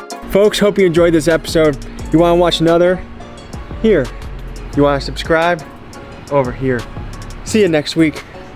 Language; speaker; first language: English; native; English